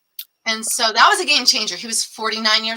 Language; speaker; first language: English; native; English